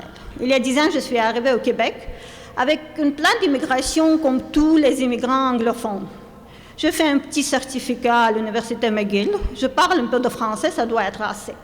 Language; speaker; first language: French; non-native, fluent; Armenian